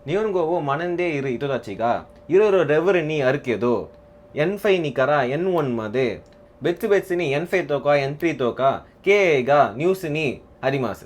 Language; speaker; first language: Japanese; non-native, learner; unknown